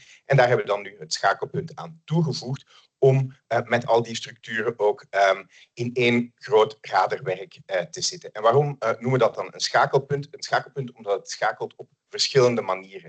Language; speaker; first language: Dutch; native; Dutch